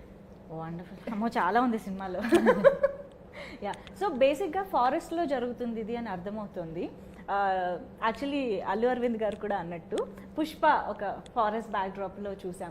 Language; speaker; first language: Telugu; native; Telugu